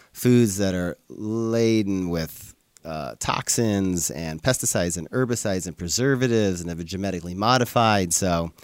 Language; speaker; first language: English; native; English